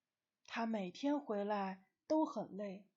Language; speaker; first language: Chinese; non-native, fluent; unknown